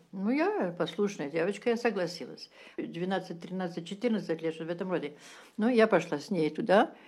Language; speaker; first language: Russian; early bilingual, heritage; Russian